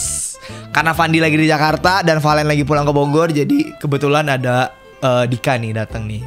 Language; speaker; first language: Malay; non-native, local second language; Sundanese